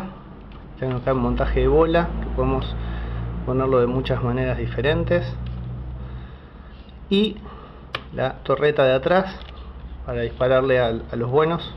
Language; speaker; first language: Spanish; native; Spanish